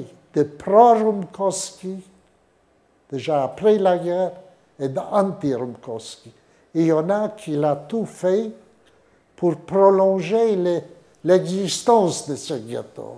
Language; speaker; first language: French; non-native, fluent; Yiddish